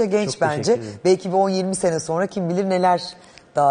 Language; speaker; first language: Turkish; native; Turkish